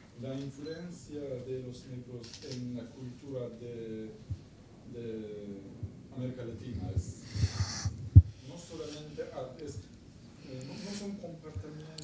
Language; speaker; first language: Spanish; non-native, learner; Turkish